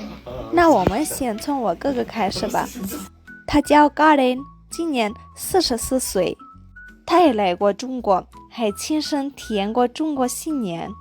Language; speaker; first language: Chinese; non-native, fluent; Armenian